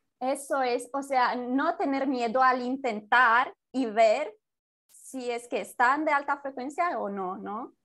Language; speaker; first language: Spanish; native; Spanish